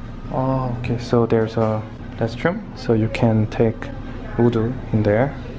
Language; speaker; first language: English; non-native, fluent; Korean